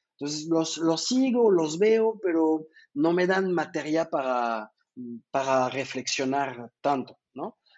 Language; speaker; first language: Spanish; non-native, fluent; French